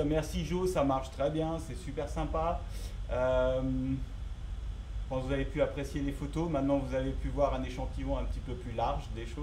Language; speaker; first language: French; native; French